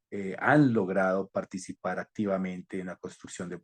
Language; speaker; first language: Spanish; native; Spanish